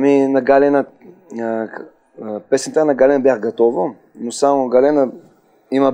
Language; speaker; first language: Bulgarian; non-native, learner; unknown